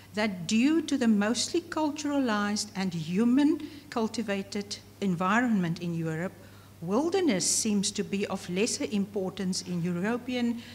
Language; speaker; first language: English; non-native, local second language; Afrikaans